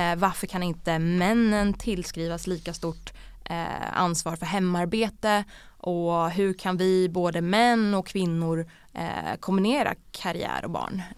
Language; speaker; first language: Swedish; early bilingual, other home language; Bosnian